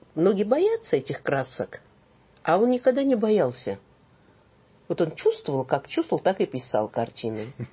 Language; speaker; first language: Russian; non-native, local second language; Armenian